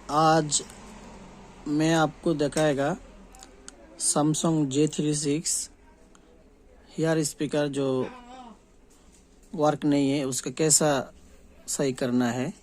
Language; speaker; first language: Hindi; non-native, local second language; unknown